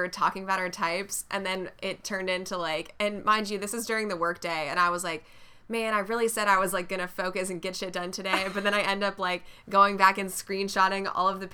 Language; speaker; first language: English; native; English